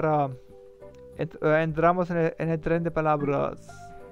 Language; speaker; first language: Spanish; non-native, learner; German